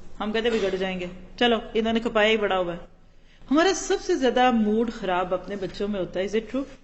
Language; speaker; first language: Urdu; non-native, local second language; Punjabi